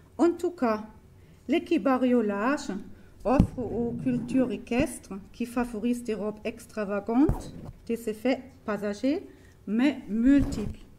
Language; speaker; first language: French; non-native, fluent; German